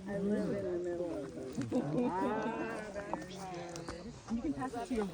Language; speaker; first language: English; native; English